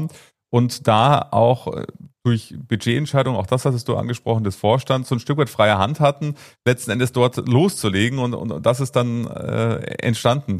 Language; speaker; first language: German; native; German